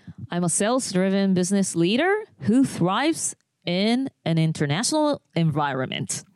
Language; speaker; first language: English; non-native, fluent; Japanese